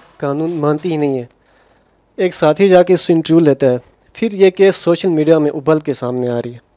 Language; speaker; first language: Urdu; non-native, local second language; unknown